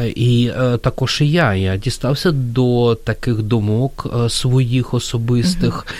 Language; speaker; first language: Ukrainian; non-native, local second language; Russian